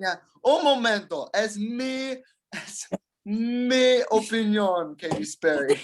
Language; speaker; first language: Spanish; non-native, learner; English